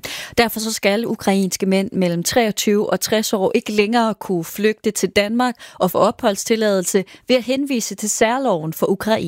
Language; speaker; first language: Danish; native; Danish